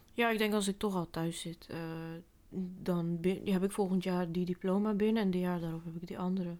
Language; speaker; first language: Dutch; early bilingual, other home language; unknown